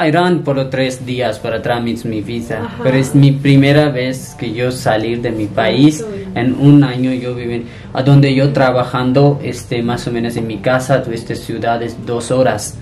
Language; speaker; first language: Spanish; non-native, learner; Punjabi